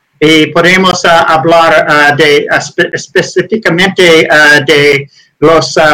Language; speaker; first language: Spanish; non-native, learner; English